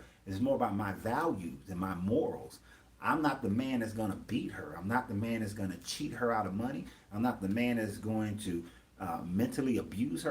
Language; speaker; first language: English; native; English